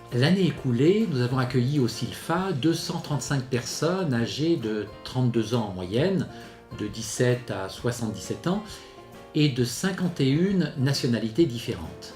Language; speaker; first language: French; native; French